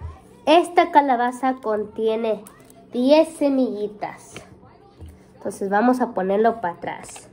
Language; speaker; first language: Spanish; early bilingual, heritage; Spanish